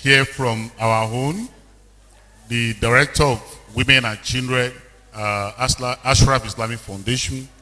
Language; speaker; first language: English; non-native, local second language; Yoruba